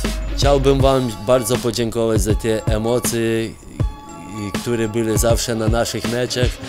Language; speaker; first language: Polish; non-native, fluent; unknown